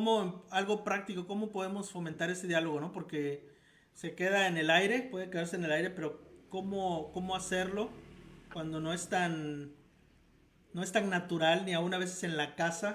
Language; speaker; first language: Spanish; native; Spanish